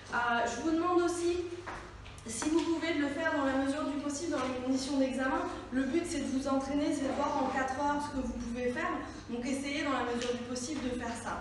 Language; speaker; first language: French; native; French